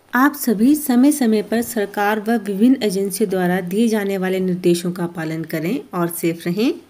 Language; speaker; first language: Hindi; native; Hindi